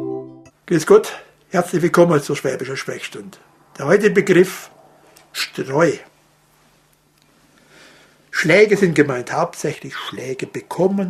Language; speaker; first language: German; native; German